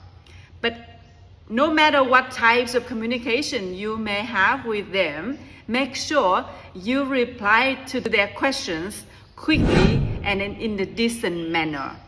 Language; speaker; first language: English; non-native, fluent; Vietnamese